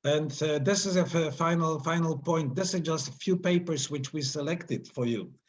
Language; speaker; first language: English; non-native, fluent; Polish